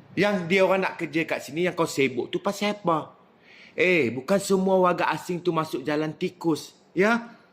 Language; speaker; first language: Malay; native; Malay